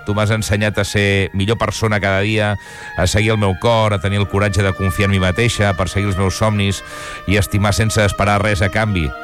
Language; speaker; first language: Catalan; native; Catalan